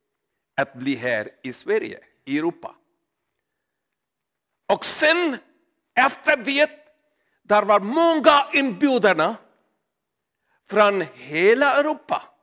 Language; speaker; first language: Swedish; non-native, learner; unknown